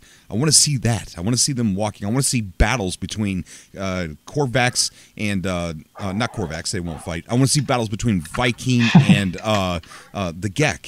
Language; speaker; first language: English; native; English